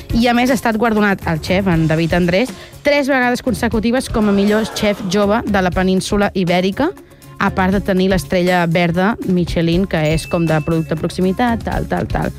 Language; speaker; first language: Catalan; native; Catalan